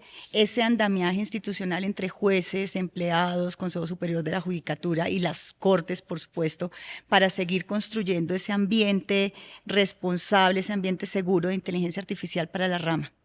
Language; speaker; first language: Spanish; native; Spanish